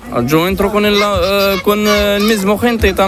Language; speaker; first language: Spanish; non-native, learner; Arabic